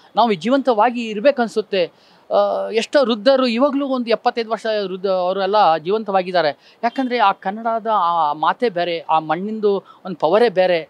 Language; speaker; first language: Kannada; non-native, local second language; Urdu